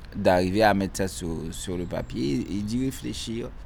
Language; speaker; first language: French; non-native, local second language; Haitian Creole